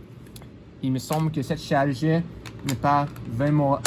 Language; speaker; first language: French; non-native, learner; English